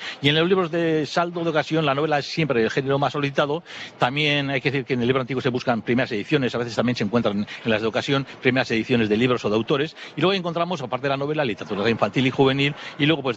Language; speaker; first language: Spanish; native; Spanish